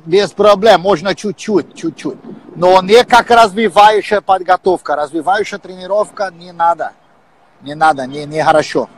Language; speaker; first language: Russian; non-native, learner; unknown